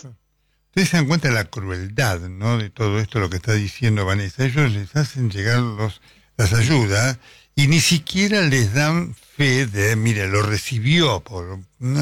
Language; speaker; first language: Spanish; native; Spanish